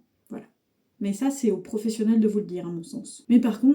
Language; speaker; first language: French; native; French